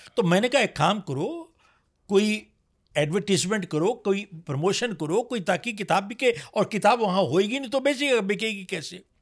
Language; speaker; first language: Hindi; native; Hindi